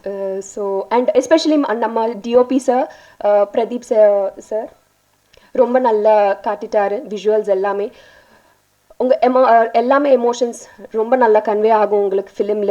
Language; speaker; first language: Tamil; non-native, learner; Telugu